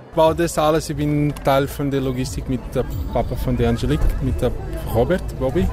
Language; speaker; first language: German; non-native, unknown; Portuguese